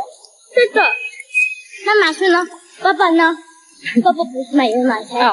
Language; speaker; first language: Chinese; early bilingual, heritage; Chinese